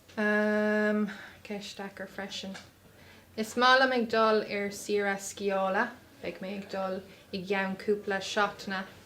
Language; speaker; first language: Irish; non-native, local second language; English